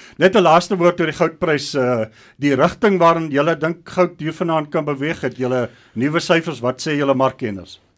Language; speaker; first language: Afrikaans; native; Afrikaans